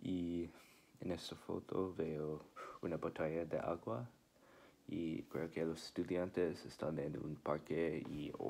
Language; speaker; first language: Spanish; non-native, learner; English